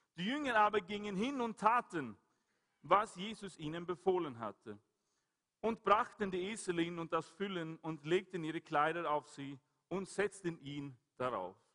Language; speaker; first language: German; non-native, fluent; Swedish